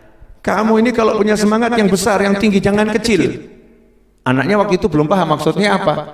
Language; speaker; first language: Indonesian; native; Indonesian